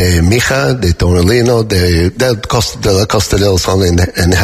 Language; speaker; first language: Spanish; non-native, learner; English